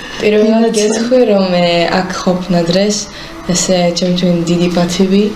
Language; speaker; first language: Georgian; early bilingual, heritage; Hebrew